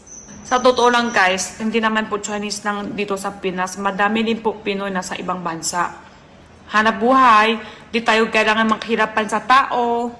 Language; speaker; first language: Filipino; non-native, learner; Chinese